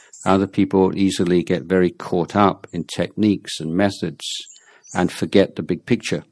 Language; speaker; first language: English; native; English